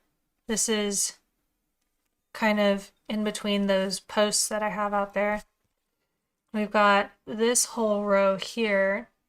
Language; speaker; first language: English; native; English